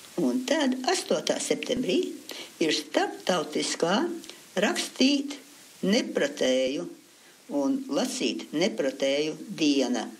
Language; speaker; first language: Latvian; early bilingual, heritage; Latvian